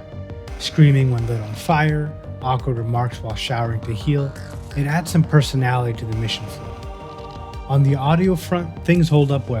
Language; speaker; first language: English; native; English